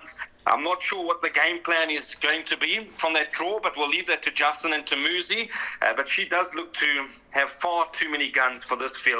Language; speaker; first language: English; native; English